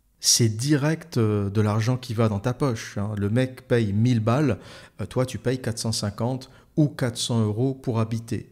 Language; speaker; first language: French; native; French